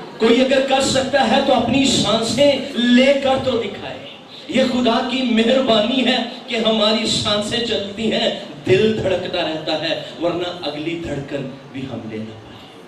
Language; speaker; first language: Urdu; non-native, local second language; Punjabi